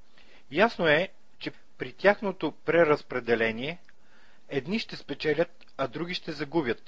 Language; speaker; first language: Bulgarian; native; Bulgarian